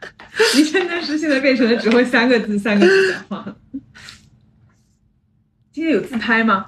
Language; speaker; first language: Chinese; native; Chinese